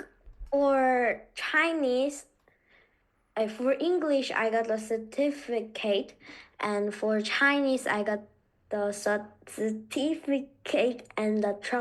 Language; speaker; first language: English; non-native, learner; Korean